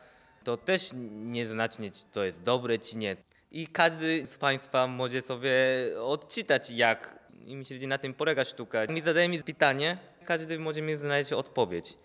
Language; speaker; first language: Polish; non-native, fluent; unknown